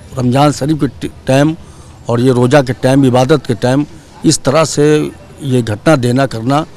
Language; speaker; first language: Hindi; native; Hindi